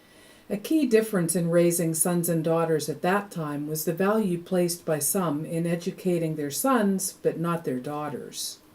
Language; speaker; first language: English; native; English